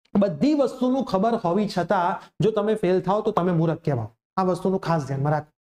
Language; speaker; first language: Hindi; non-native, local second language; Gujarati